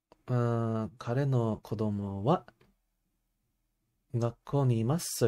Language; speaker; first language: Japanese; non-native, learner; English